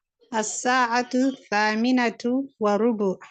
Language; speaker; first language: Arabic; non-native, learner; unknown